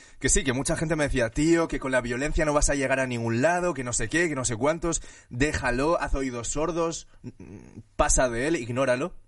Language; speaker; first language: Spanish; early bilingual, other home language; Chinese